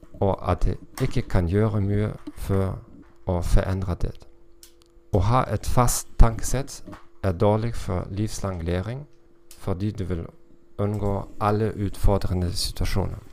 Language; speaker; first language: Norwegian; non-native, learner; German